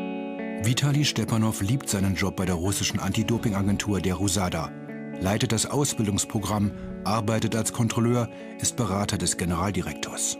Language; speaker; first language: German; native; German